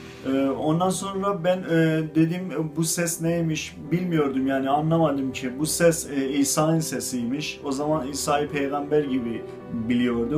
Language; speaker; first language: Turkish; non-native, learner; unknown